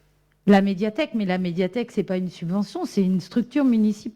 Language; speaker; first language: French; native; French